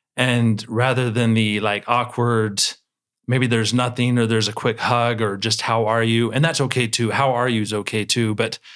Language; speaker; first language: English; native; English